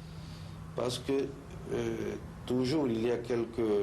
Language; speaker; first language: French; non-native, fluent; Spanish